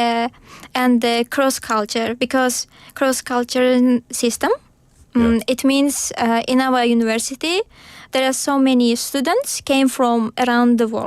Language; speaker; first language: English; non-native, learner; Uzbek